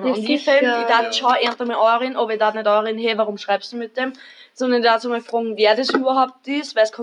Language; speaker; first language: German; native; German